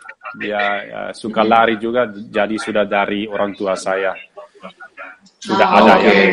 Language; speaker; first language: Indonesian; non-native, fluent; Dutch